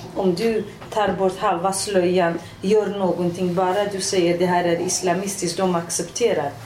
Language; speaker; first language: Swedish; non-native, fluent; Persian